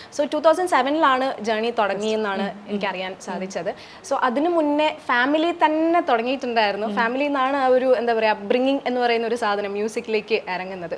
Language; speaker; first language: Malayalam; non-native, local second language; Urdu